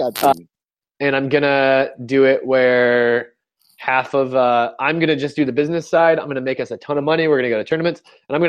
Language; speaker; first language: English; native; English